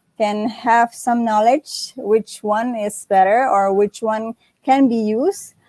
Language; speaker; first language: English; non-native, fluent; Indonesian